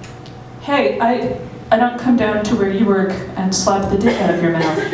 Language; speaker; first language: English; native; English